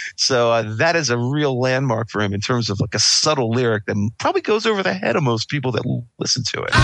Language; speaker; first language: English; native; English